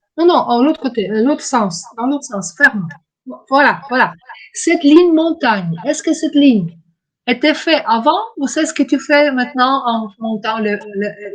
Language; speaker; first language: French; non-native, learner; Ukrainian